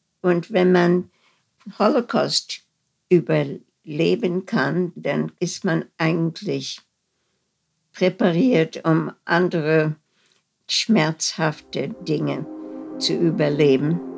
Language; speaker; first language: German; early bilingual, heritage; German